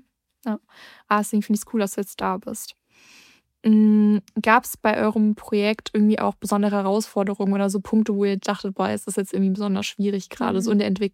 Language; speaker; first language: German; native; German